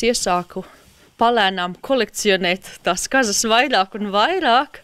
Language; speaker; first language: Latvian; native; Latvian